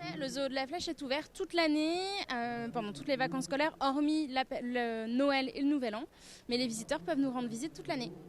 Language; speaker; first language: French; native; French